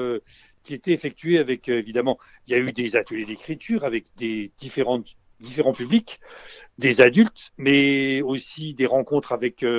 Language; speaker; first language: French; native; French